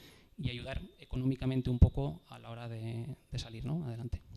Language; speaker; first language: Spanish; native; Spanish